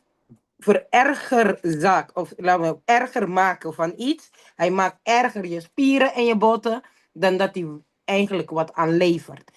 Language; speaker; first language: Dutch; non-native, local second language; Papiamento